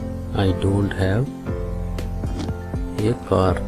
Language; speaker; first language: English; non-native, local second language; Telugu